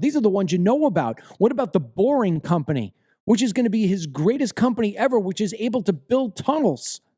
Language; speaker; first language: English; native; English